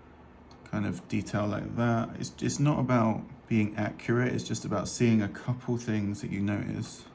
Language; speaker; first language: English; native; English